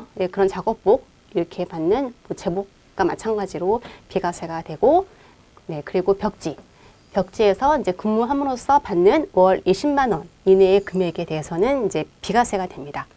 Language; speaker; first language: Korean; native; Korean